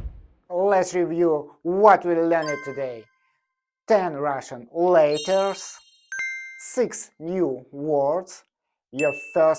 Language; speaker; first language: English; non-native, fluent; Russian